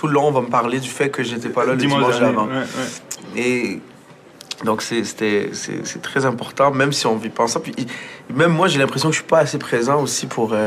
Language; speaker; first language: French; early bilingual, other home language; Arabic